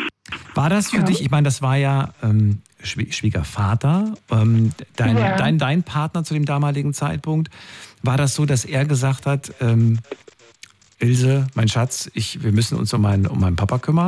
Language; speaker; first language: German; native; German